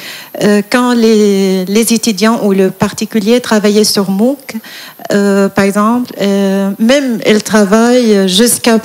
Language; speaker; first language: French; non-native, fluent; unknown